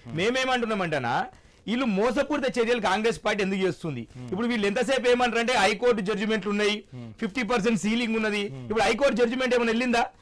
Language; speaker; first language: Telugu; native; Telugu